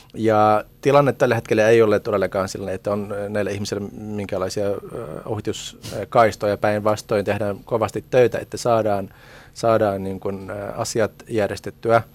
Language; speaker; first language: Finnish; early bilingual, other home language; Arabic